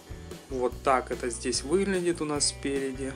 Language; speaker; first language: Russian; native; Russian